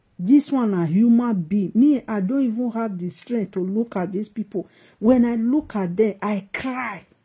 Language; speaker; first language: Nigerian Pidgin; native; Nigerian Pidgin